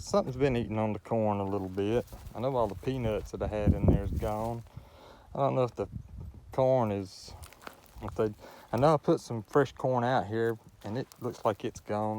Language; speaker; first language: English; native; English